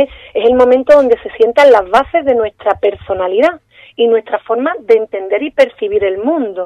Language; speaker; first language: Spanish; native; Spanish